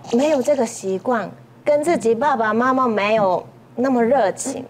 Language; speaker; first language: Chinese; non-native, fluent; Japanese